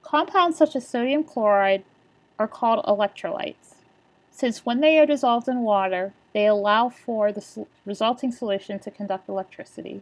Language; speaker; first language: English; native; English